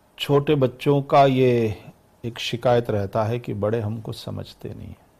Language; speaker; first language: Hindi; non-native, local second language; Gujarati